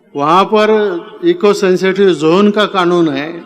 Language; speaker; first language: Hindi; non-native, local second language; Marathi